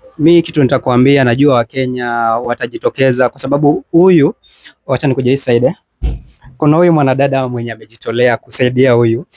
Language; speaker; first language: Swahili; native; Swahili